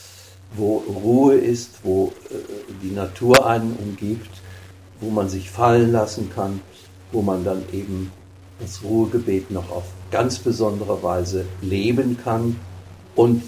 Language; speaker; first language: German; native; German